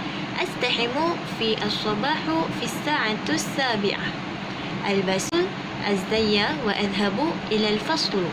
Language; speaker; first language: Arabic; non-native, learner; Malay